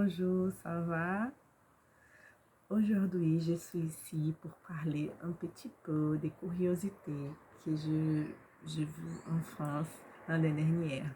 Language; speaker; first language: French; non-native, learner; Portuguese